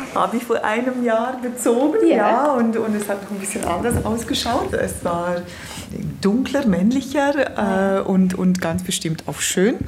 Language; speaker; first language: German; native; German